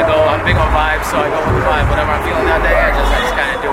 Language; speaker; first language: English; non-native, fluent; Russian